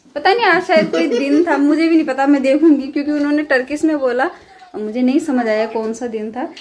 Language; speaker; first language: Hindi; native; Hindi